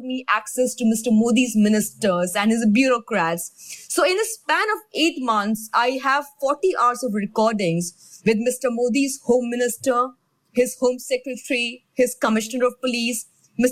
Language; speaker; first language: English; non-native, local second language; Urdu